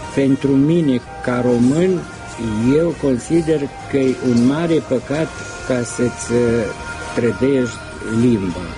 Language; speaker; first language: Romanian; native; Romanian